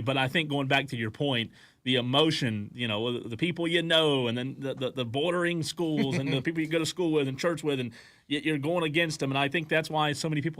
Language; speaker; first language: English; native; English